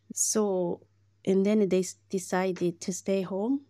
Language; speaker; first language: English; non-native, learner; Rundi